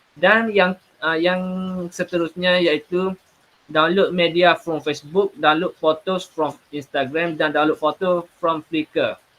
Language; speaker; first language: Malay; native; Malay